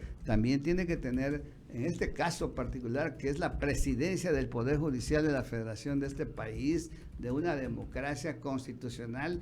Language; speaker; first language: Spanish; native; Spanish